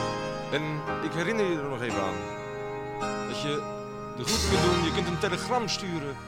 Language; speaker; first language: Dutch; native; Dutch